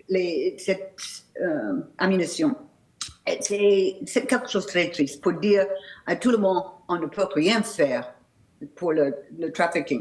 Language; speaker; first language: French; non-native, learner; English